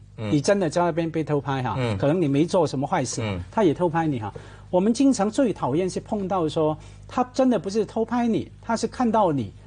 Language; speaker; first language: Chinese; non-native, local second language; Cantonese